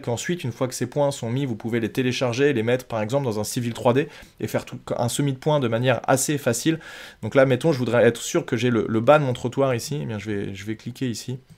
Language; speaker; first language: French; native; French